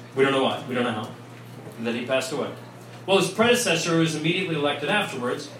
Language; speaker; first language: English; native; English